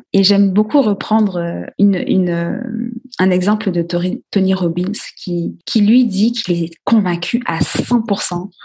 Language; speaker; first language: French; native; French